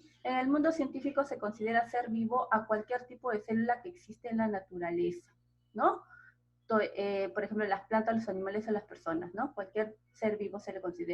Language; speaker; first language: Spanish; native; Spanish